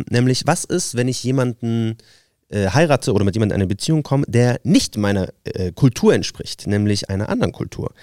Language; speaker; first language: German; native; German